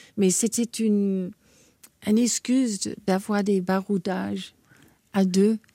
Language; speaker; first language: French; non-native, fluent; English